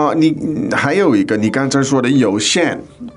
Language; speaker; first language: Chinese; non-native, fluent; English